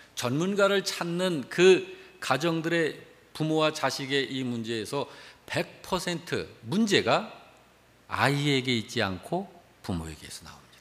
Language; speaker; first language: Korean; native; Korean